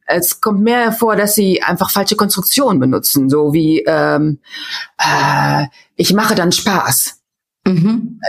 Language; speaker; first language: German; native; German